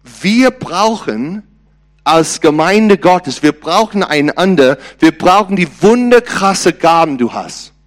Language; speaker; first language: German; non-native, learner; English